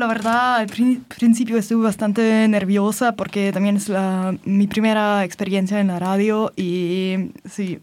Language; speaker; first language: Spanish; non-native, learner; German